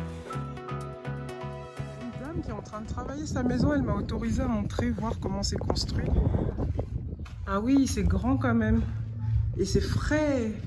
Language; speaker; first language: French; native; French